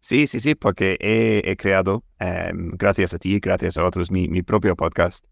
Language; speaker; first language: Spanish; non-native, fluent; English